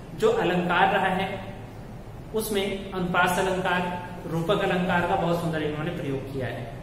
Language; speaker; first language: Hindi; native; Hindi